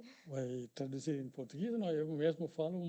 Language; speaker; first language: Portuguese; non-native, learner; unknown